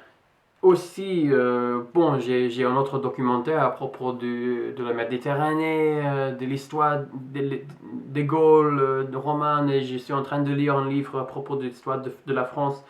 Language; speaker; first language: French; non-native, fluent; English